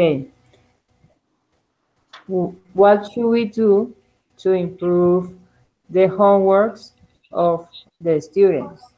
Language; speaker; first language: English; non-native, learner; Spanish